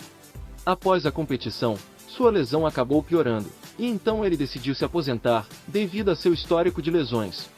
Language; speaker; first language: Portuguese; native; Portuguese